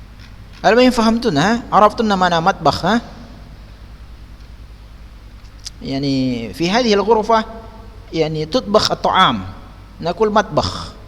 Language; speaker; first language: Arabic; non-native, fluent; Indonesian